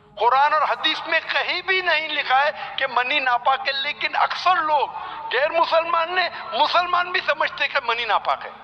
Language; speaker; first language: Urdu; non-native, local second language; Konkani